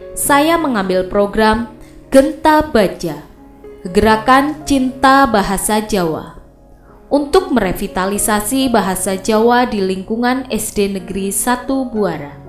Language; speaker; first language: Indonesian; non-native, local second language; Javanese